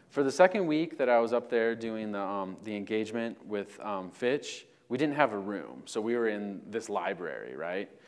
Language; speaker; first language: English; native; English